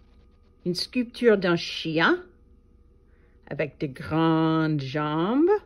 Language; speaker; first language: French; non-native, fluent; English